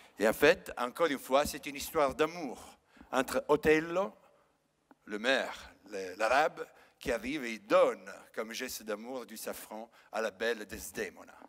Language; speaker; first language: French; non-native, fluent; Italian